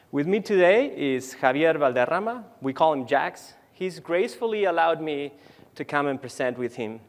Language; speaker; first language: English; non-native, fluent; Spanish